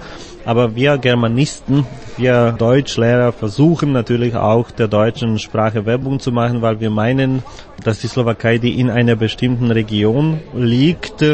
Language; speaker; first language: German; non-native, fluent; Slovak